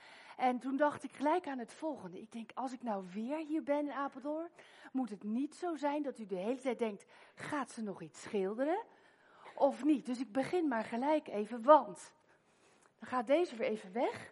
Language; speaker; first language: Dutch; native; Dutch